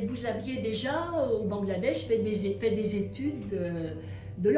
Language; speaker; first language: French; native; French